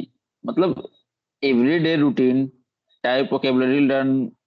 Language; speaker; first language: English; non-native, learner; Hindi